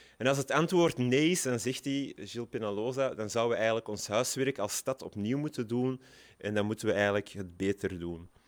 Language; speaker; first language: Dutch; native; Dutch